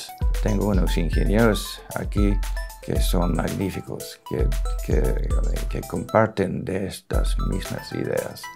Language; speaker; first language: Spanish; non-native, local second language; English